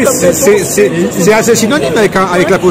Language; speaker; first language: French; native; French